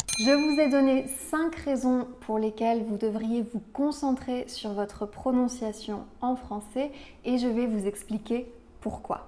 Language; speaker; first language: French; native; French